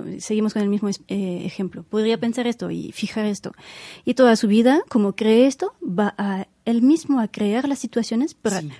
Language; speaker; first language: Spanish; non-native, fluent; French